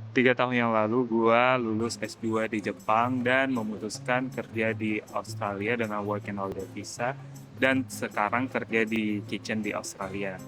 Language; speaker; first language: Indonesian; native; Indonesian